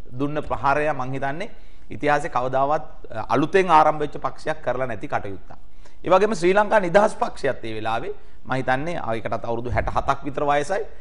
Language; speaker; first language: Sinhala; native; Sinhala